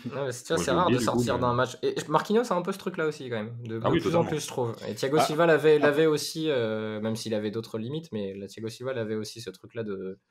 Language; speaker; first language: French; native; French